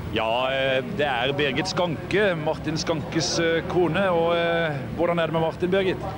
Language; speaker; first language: Norwegian; native; Norwegian